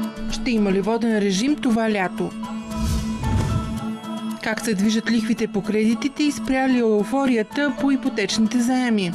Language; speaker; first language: Bulgarian; native; Bulgarian